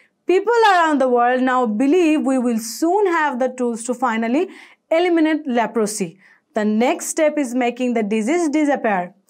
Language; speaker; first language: English; non-native, local second language; Bangla